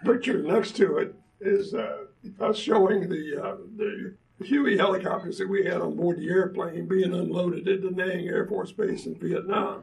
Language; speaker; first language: English; native; English